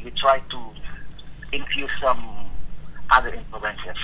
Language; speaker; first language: English; non-native, local second language; Filipino